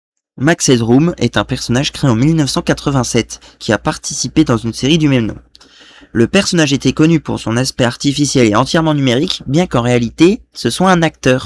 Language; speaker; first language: French; native; French